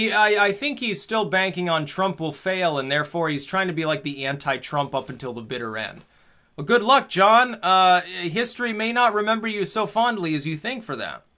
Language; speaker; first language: English; native; English